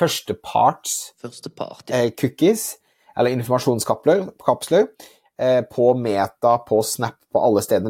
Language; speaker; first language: Norwegian; native; Norwegian